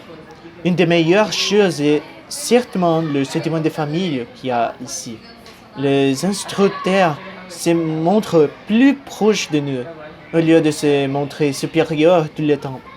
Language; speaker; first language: French; non-native, learner; Portuguese